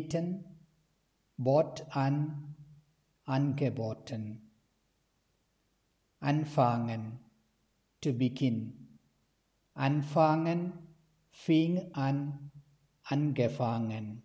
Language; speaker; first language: German; non-native, fluent; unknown